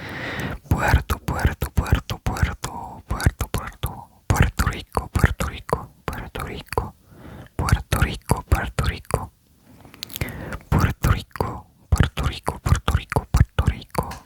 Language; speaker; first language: Spanish; non-native, learner; French